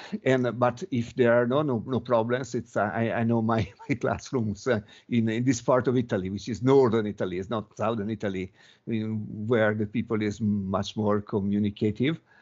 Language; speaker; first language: English; non-native, fluent; Italian